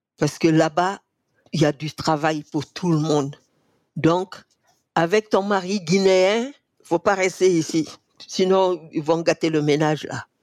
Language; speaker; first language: French; non-native, local second language; Fula